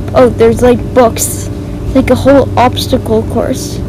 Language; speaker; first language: English; native; English